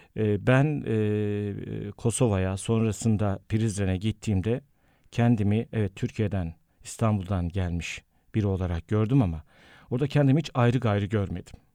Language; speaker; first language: Turkish; native; Turkish